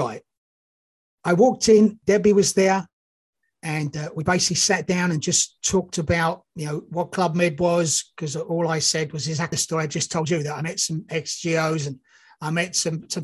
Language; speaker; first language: English; native; English